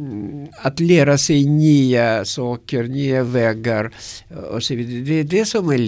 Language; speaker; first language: Swedish; non-native, learner; Russian